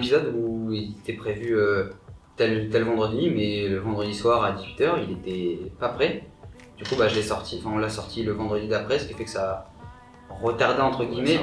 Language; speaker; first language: French; native; French